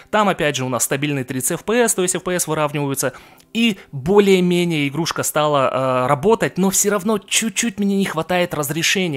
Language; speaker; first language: Russian; native; Russian